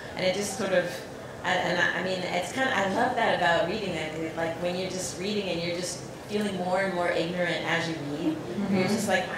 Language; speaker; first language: English; native; English